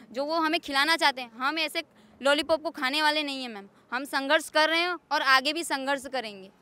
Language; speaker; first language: Hindi; non-native, local second language; Gujarati